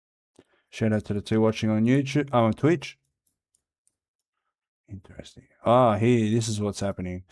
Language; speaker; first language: English; native; English